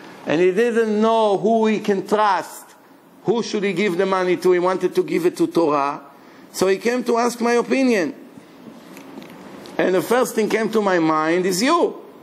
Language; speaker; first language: English; non-native, fluent; Hebrew